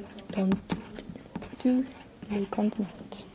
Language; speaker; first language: French; non-native, learner; English